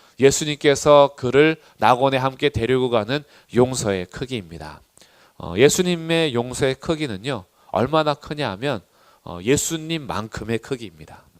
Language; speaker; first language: Korean; native; Korean